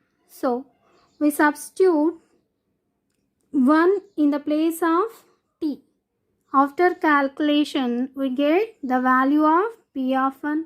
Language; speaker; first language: English; non-native, local second language; Telugu